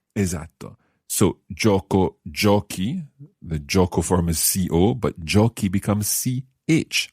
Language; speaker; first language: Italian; non-native, fluent; English